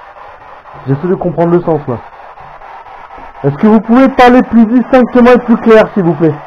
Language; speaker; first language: French; native; French